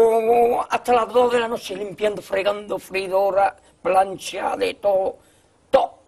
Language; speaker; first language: Spanish; native; Spanish